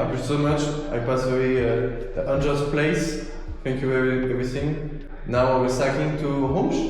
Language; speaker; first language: English; non-native, learner; French